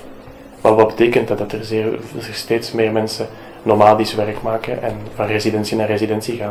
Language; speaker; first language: Dutch; native; Dutch